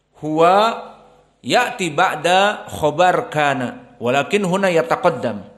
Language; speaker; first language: Arabic; non-native, fluent; Indonesian